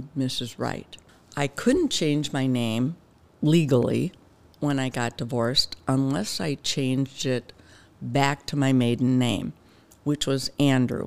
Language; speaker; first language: English; native; English